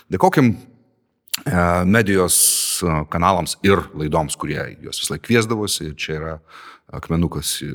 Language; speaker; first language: Lithuanian; native; Lithuanian